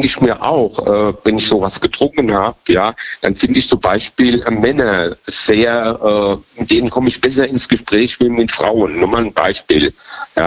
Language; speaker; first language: German; native; German